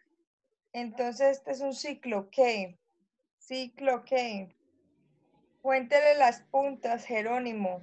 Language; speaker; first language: Spanish; native; Spanish